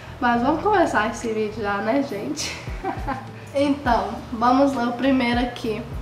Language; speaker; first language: Portuguese; early bilingual, heritage; Portuguese